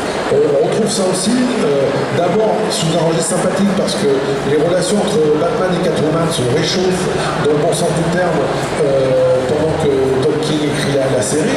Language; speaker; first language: French; native; French